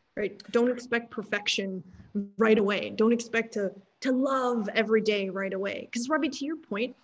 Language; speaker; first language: English; native; English